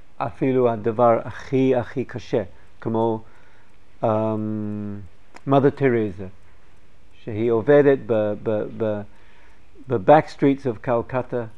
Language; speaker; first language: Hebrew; non-native, fluent; English